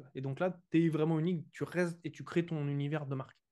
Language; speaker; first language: French; native; French